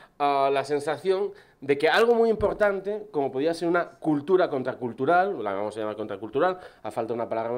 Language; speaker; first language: Spanish; native; Spanish